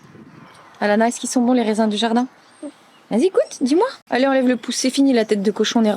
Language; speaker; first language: French; native; French